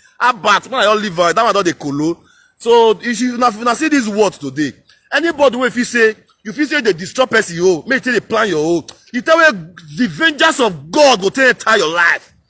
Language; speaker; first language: Nigerian Pidgin; non-native, local second language; Bini